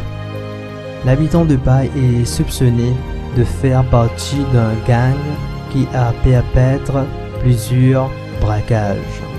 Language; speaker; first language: French; non-native, local second language; Morisyen